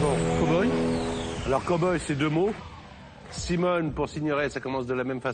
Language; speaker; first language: French; native; French